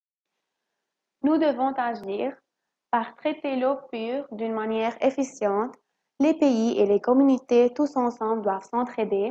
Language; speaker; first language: French; non-native, learner; Arabic